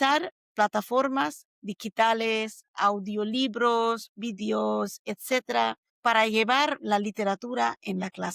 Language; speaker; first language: Spanish; non-native, fluent; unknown